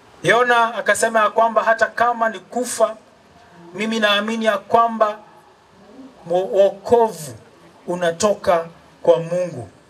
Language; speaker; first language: Swahili; native; Swahili